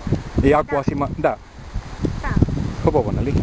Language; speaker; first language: Bulgarian; non-native, learner; Finnish